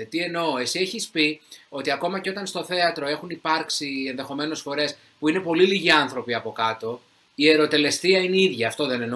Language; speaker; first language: Greek; native; Greek